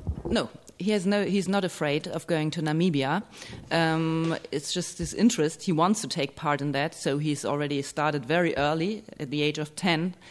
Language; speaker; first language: English; non-native, fluent; German